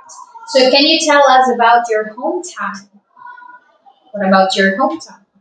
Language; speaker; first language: English; non-native, fluent; Vietnamese